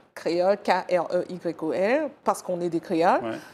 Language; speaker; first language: French; native; French